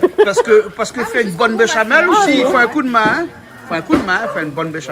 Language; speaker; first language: French; native; French